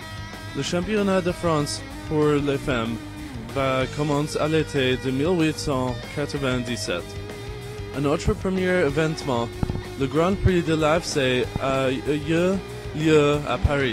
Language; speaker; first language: French; non-native, learner; English